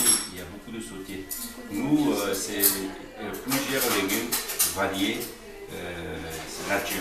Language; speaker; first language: French; non-native, learner; Korean